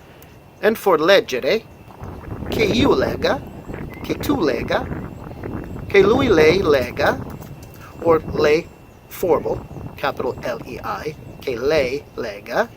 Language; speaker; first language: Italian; non-native, fluent; English